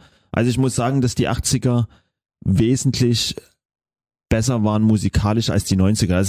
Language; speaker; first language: German; native; German